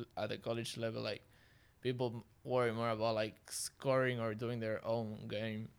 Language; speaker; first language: English; non-native, fluent; Spanish